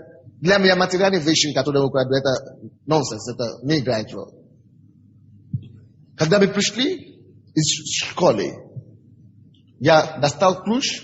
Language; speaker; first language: Russian; non-native, fluent; Yoruba